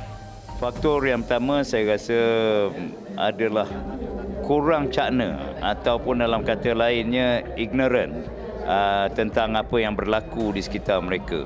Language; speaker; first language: Malay; native; Malay